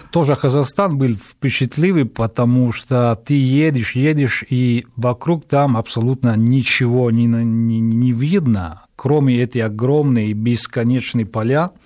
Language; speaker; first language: Russian; non-native, fluent; Italian